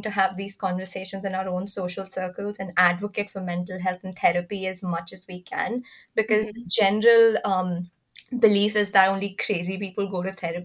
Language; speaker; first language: English; non-native, local second language; Hindi